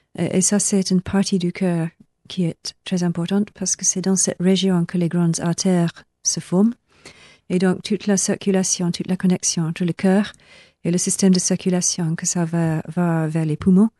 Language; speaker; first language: French; non-native, fluent; English